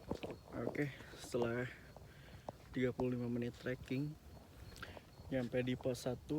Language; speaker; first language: Indonesian; native; Indonesian